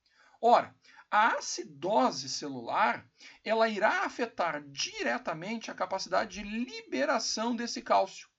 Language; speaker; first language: Portuguese; native; Portuguese